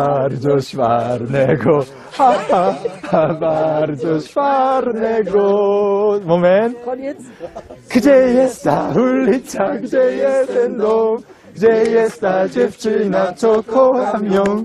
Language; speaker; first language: Polish; non-native, learner; Korean